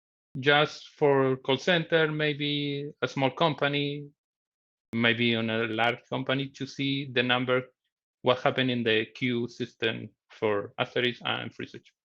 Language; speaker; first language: English; non-native, learner; Spanish